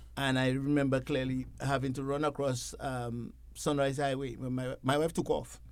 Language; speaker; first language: English; native; English